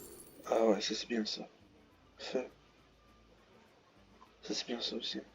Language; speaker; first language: French; native; French